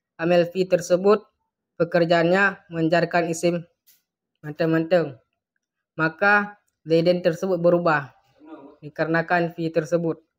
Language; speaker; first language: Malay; non-native, local second language; Achinese